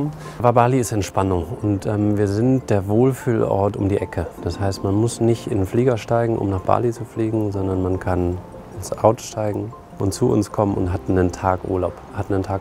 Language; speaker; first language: German; native; German